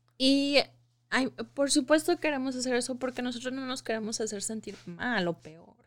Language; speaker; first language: Spanish; early bilingual, heritage; Spanish